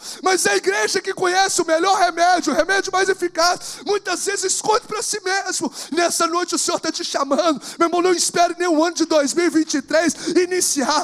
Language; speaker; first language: Portuguese; native; Portuguese